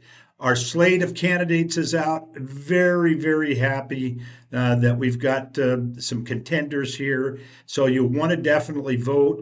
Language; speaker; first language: English; native; English